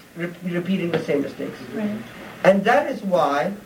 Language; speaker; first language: English; non-native, fluent; Arabic